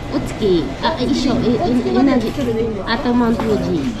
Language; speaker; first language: Japanese; non-native, learner; Filipino